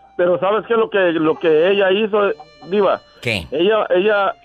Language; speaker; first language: Spanish; native; Spanish